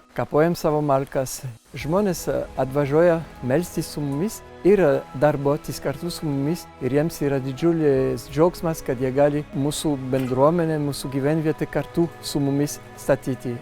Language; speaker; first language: Lithuanian; non-native, fluent; French